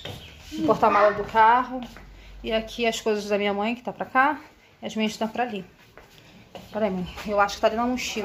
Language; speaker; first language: Portuguese; native; Portuguese